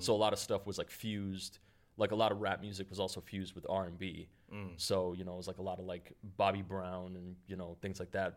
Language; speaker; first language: English; native; English